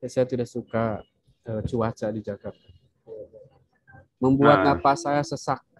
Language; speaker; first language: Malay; non-native, local second language; Sundanese